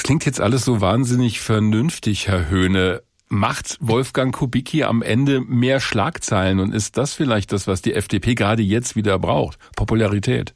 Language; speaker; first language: German; native; German